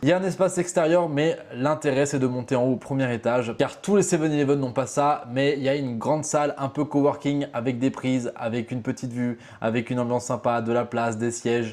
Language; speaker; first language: French; native; French